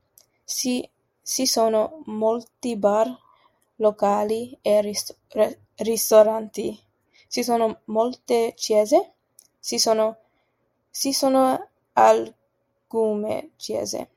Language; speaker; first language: Italian; non-native, learner; English